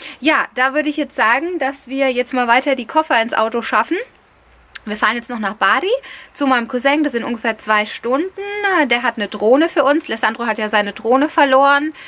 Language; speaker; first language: German; early bilingual, other home language; Italian